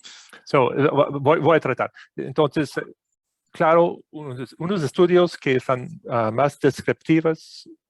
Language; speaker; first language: Spanish; non-native, fluent; English